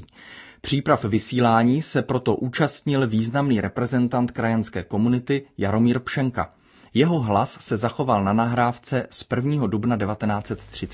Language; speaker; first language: Czech; native; Czech